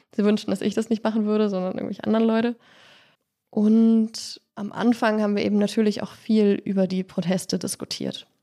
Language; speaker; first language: German; native; German